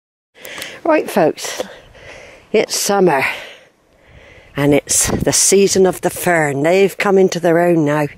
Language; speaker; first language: English; native; English